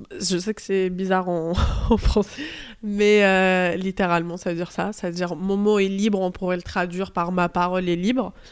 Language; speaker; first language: French; early bilingual, other home language; Arabic